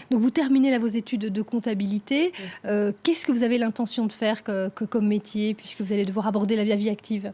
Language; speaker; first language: French; native; French